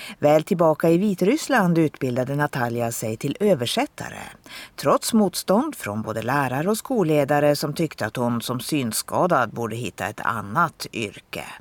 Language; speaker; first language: Swedish; native; Swedish